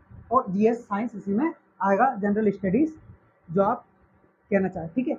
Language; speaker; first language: Hindi; native; Hindi